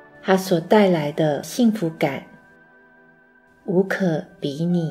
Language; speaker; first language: Chinese; native; Chinese